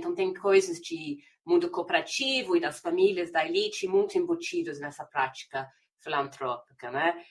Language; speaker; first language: Portuguese; non-native, fluent; English